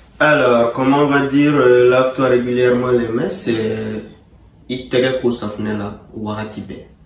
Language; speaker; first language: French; non-native, local second language; Bambara